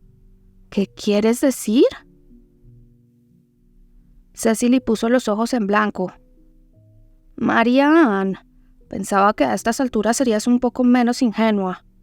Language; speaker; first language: Spanish; native; Spanish